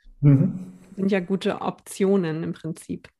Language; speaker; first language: German; native; German